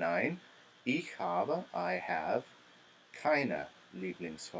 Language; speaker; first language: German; non-native, fluent; English